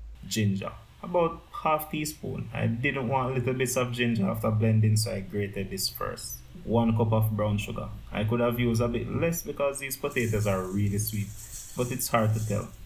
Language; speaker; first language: English; native; English